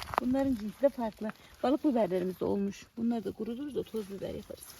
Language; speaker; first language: Turkish; native; Turkish